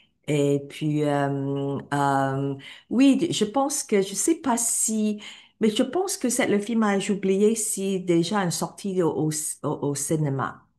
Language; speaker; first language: French; non-native, fluent; Cantonese